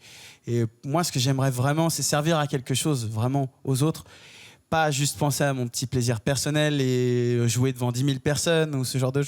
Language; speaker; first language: French; native; French